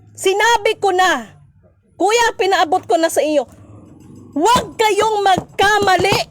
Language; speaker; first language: Filipino; non-native, local second language; Cebuano